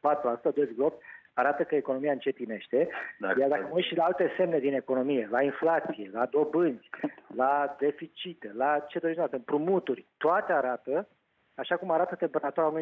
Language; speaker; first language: Romanian; native; Romanian